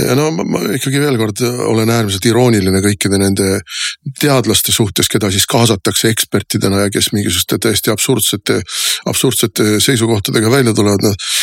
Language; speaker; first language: Estonian; native; Estonian